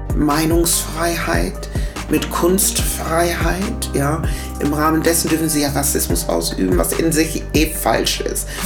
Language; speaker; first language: German; early bilingual, other home language; English